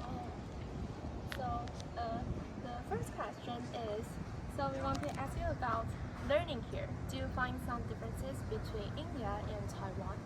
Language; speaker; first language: English; non-native, fluent; Chinese